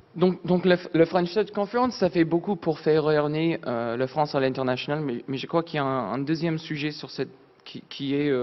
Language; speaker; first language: French; non-native, fluent; English